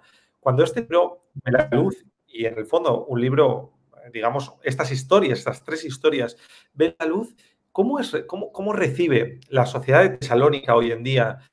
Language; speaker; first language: Spanish; native; Spanish